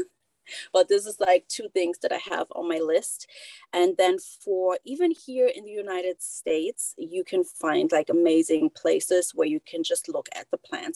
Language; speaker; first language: English; non-native, fluent; German